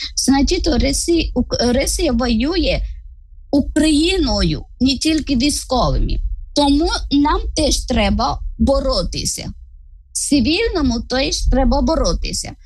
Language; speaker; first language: Ukrainian; non-native, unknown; Malayalam